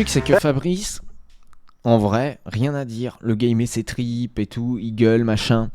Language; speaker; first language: French; native; French